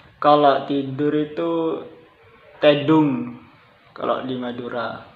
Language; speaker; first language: Indonesian; non-native, local second language; Madurese